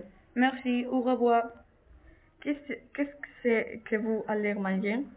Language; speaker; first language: French; non-native, learner; Spanish